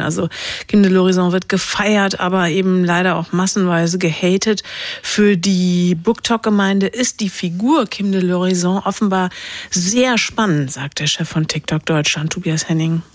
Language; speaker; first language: German; native; German